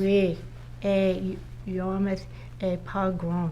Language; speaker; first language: French; non-native, learner; English